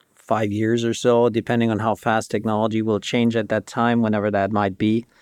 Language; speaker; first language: English; non-native, fluent; German